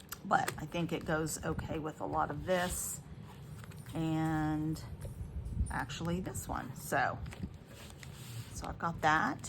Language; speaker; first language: English; native; English